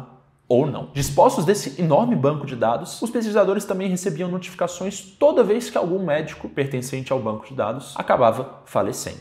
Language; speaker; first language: Portuguese; native; Portuguese